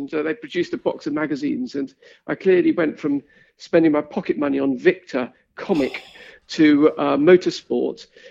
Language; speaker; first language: English; native; English